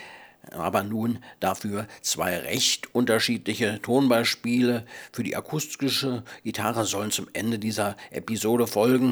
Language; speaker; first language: German; native; German